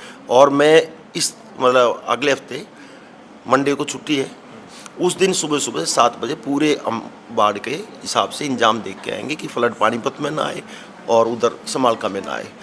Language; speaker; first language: Hindi; native; Hindi